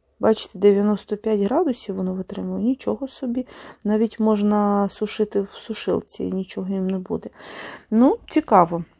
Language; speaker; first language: Ukrainian; native; Ukrainian